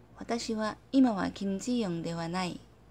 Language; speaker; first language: Japanese; non-native, learner; Korean